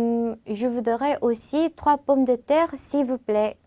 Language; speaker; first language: French; non-native, fluent; Korean